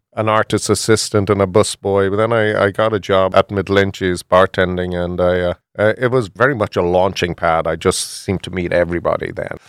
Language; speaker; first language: English; native; English